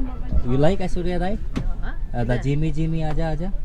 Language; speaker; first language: Hindi; native; Hindi